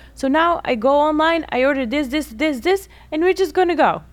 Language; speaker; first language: English; non-native, fluent; Bulgarian